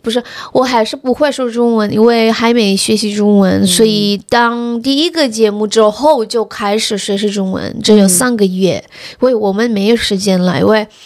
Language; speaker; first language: Chinese; non-native, fluent; Indonesian